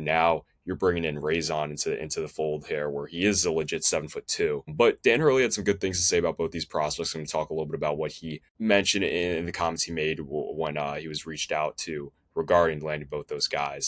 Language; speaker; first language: English; native; English